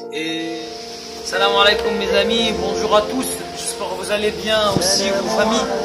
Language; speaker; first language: French; non-native, fluent; Arabic